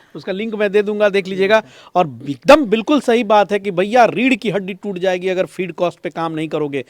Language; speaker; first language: Hindi; native; Hindi